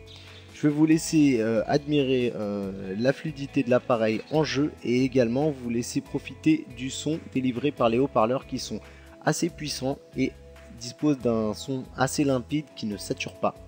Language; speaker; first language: French; native; French